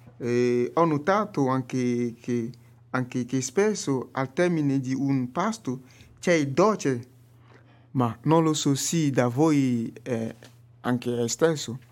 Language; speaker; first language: Italian; non-native, learner; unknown